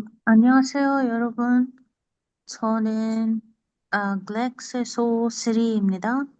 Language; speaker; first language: Korean; non-native, learner; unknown